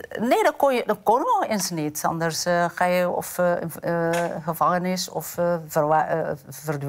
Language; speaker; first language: Dutch; non-native, fluent; Amharic